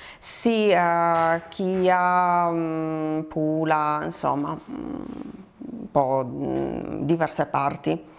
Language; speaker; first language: Italian; native; Italian